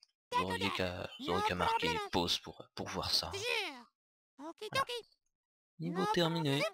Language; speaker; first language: French; native; French